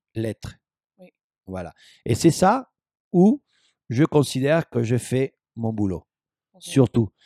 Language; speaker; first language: French; non-native, fluent; Spanish